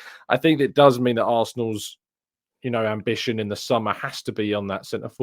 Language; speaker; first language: English; native; English